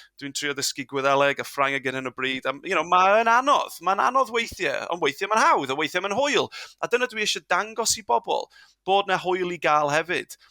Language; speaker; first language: Welsh; non-native, local second language; English